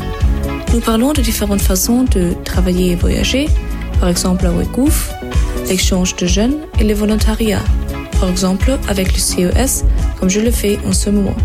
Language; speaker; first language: French; non-native, fluent; German